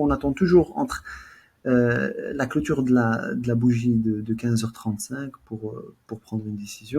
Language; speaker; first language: French; native; French